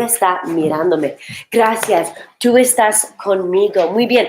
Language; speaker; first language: Spanish; non-native, fluent; English